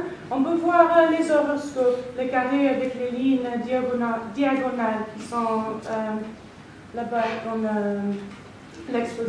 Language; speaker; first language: French; non-native, fluent; English